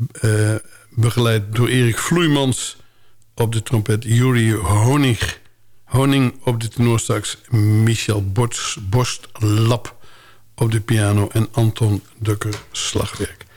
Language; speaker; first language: Dutch; native; Dutch